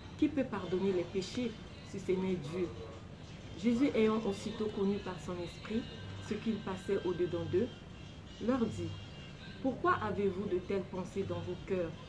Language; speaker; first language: French; non-native, local second language; Lingala